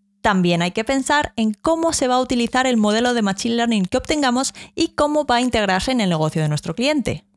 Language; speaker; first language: Spanish; native; Spanish